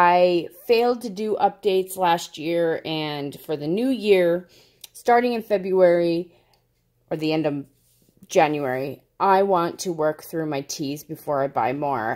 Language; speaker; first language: English; native; English